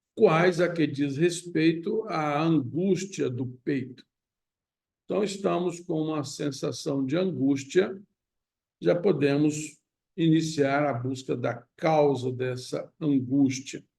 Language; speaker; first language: Portuguese; native; Portuguese